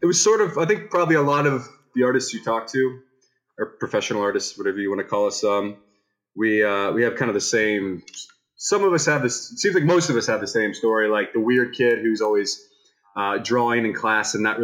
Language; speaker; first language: English; native; English